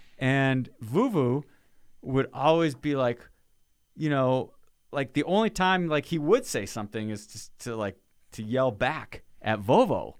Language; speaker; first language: English; native; English